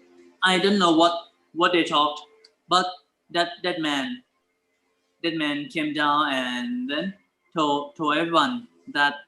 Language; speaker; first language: English; non-native, learner; Thai